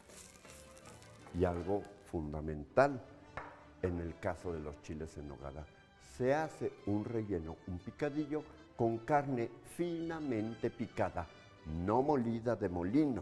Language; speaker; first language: Spanish; native; Spanish